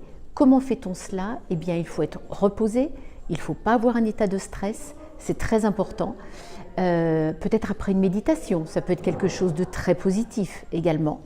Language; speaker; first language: French; native; French